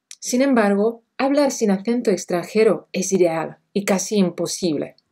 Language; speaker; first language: Spanish; non-native, fluent; Czech